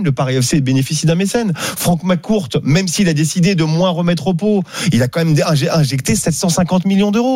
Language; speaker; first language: French; native; French